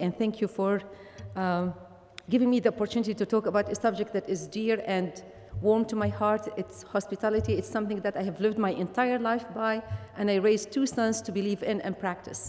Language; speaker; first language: English; non-native, fluent; Arabic